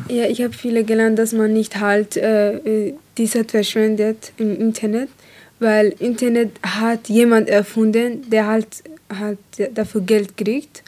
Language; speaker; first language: German; non-native, learner; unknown